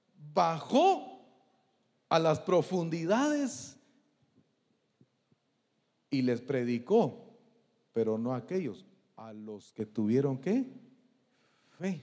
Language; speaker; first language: Spanish; native; Spanish